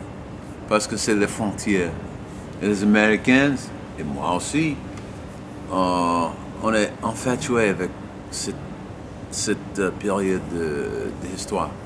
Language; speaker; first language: French; non-native, learner; English